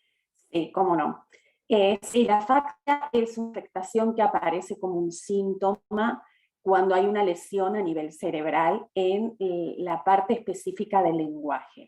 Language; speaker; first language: Spanish; native; Spanish